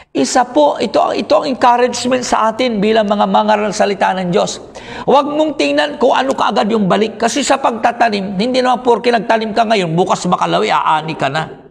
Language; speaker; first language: Filipino; native; Filipino